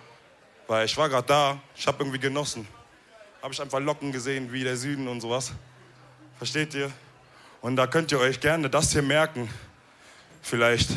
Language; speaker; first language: German; early bilingual, other home language; Wolof